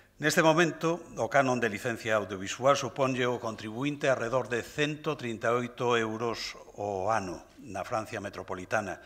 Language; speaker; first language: Galician; native; Galician